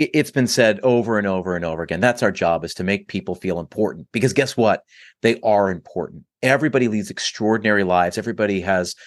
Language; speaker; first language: English; native; English